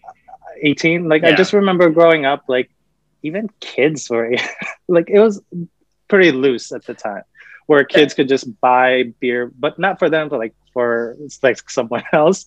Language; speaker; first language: English; native; English